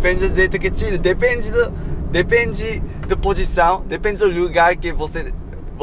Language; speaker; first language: Portuguese; non-native, fluent; Japanese